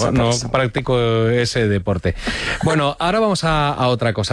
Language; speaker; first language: Spanish; native; Spanish